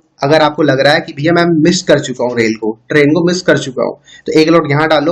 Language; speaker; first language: Hindi; native; Hindi